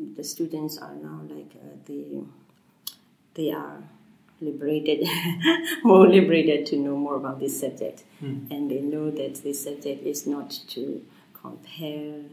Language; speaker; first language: English; non-native, fluent; Burmese